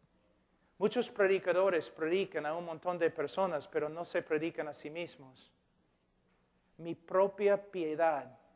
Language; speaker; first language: Spanish; non-native, fluent; English